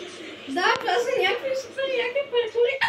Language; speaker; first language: Bulgarian; native; Bulgarian